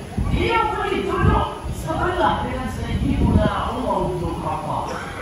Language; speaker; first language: Malay; non-native, fluent; Arabic